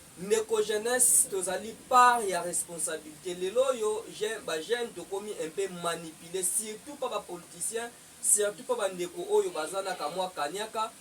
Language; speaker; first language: Lingala; non-native, local second language; Kongo